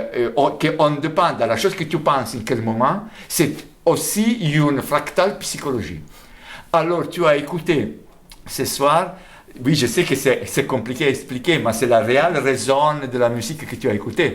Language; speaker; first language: French; non-native, fluent; Italian